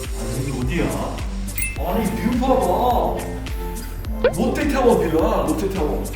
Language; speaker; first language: Korean; non-native, fluent; English